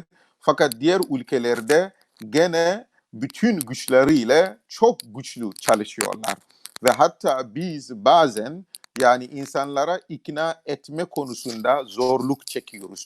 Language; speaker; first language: Turkish; non-native, fluent; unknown